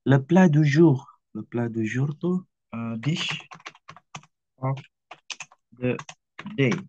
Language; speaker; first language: French; non-native, fluent; Indonesian